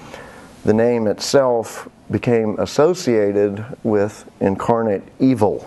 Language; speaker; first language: English; native; English